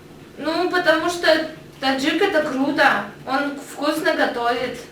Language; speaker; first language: Russian; native; Russian